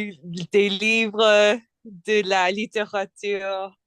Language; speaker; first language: French; non-native, learner; English